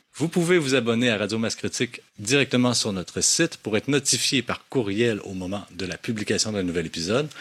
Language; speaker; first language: French; native; French